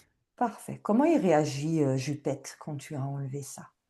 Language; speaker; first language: French; native; French